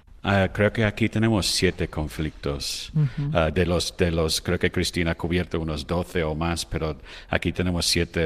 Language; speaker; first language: Spanish; non-native, fluent; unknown